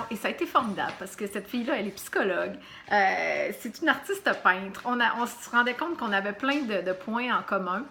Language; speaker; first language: French; native; French